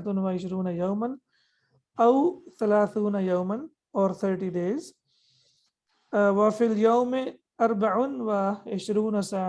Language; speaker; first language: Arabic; non-native, fluent; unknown